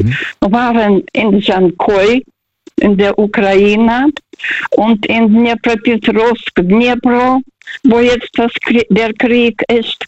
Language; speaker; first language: German; non-native, fluent; Russian